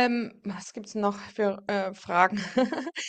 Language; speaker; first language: German; native; German